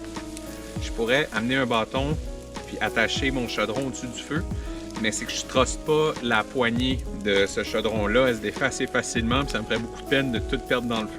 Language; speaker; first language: French; native; French